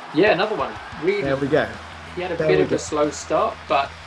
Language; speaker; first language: English; native; English